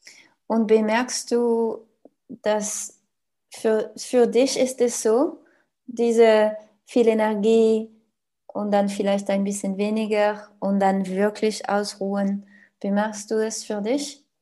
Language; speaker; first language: German; non-native, learner; French